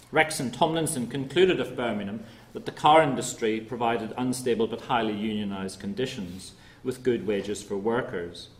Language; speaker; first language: English; native; English